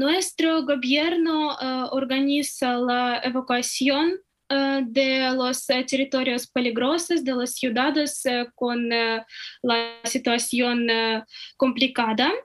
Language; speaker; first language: Spanish; non-native, fluent; Ukrainian